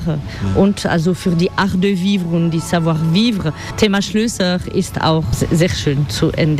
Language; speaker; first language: German; non-native, learner; French